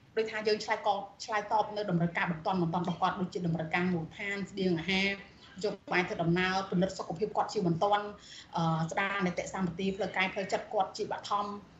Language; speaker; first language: Khmer; native; Khmer